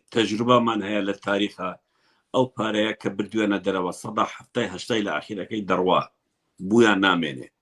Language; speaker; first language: Central Kurdish; non-native, local second language; Kurdish